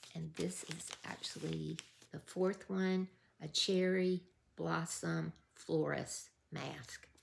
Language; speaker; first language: English; native; English